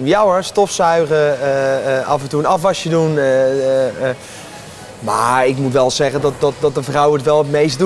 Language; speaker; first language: Dutch; native; Dutch